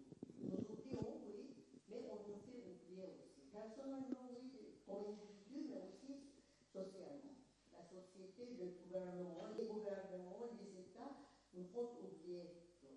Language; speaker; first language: French; non-native, fluent; Turkish